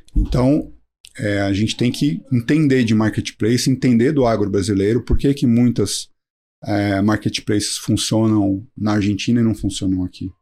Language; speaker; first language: Portuguese; native; Portuguese